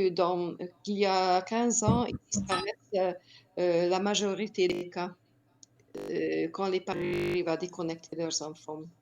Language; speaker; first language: French; non-native, fluent; Hungarian